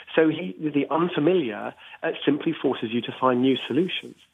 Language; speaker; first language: English; native; English